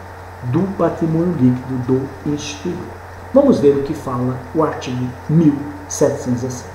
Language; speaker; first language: Portuguese; native; Portuguese